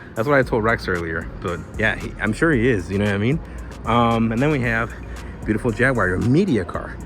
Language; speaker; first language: English; native; English